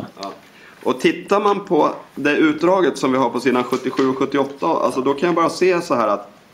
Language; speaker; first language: Swedish; native; Swedish